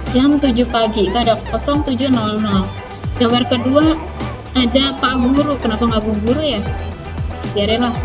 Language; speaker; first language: Indonesian; native; Indonesian